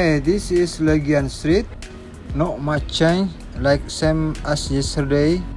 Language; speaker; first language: English; non-native, local second language; Indonesian